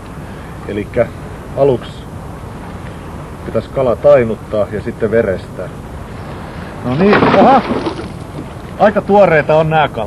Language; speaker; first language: Finnish; native; Finnish